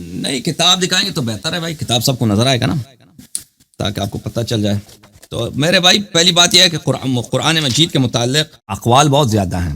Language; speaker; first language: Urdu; non-native, fluent; Persian